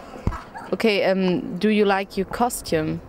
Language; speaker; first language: English; non-native, learner; German